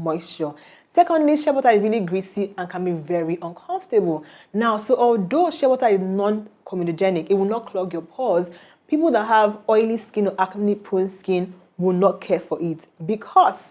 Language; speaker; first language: English; non-native, local second language; Igbo